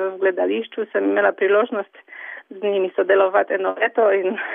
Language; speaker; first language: Slovenian; non-native, fluent; Polish